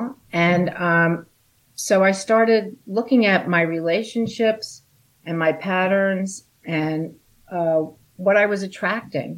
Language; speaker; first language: English; native; English